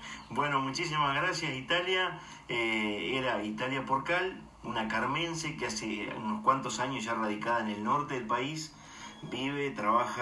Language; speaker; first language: Spanish; native; Spanish